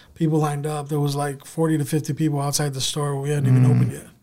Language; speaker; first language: English; native; English